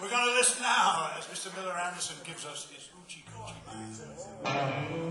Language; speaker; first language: English; native; English